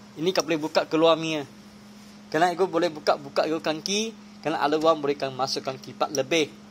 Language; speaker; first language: Malay; non-native, local second language; Chinese